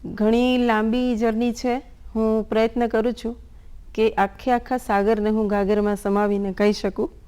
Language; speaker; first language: Gujarati; non-native, local second language; Bangla